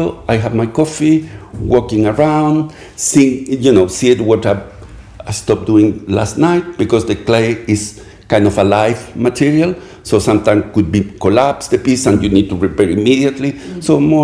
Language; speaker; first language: English; non-native, fluent; Spanish